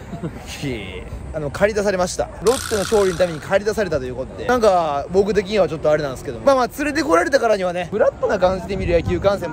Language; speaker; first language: Japanese; native; Japanese